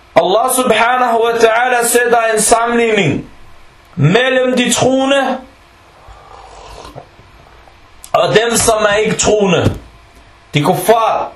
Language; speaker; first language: Danish; non-native, fluent; Arabic